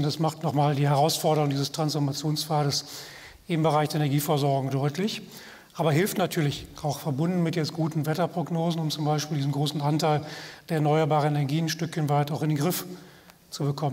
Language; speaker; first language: German; native; German